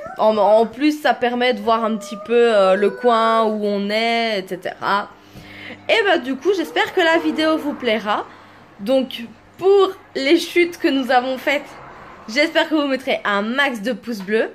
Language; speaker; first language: French; native; French